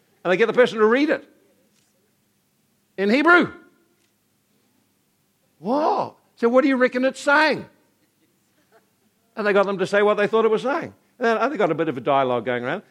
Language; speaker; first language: English; native; English